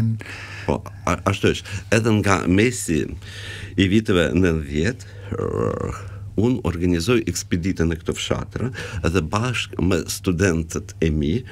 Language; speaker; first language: Albanian; non-native, fluent; Russian